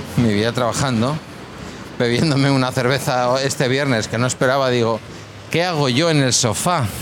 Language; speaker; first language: Spanish; native; Spanish